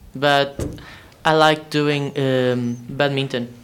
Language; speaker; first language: English; non-native, learner; Portuguese